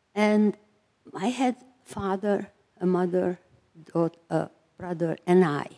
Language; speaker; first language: English; non-native, fluent; Hungarian